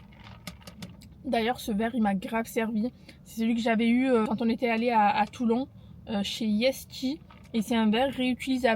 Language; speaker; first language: French; native; French